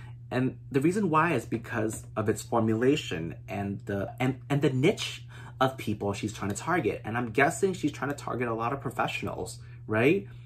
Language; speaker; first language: English; early bilingual, other home language; Vietnamese